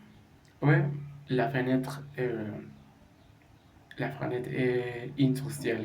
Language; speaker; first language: French; non-native, learner; Spanish